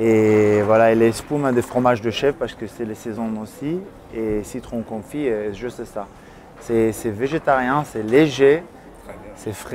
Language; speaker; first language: French; non-native, learner; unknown